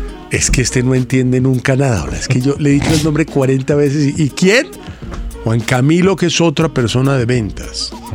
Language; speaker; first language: Spanish; native; Spanish